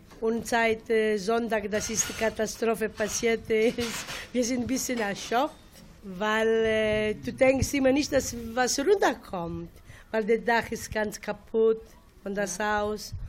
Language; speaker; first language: German; non-native, learner; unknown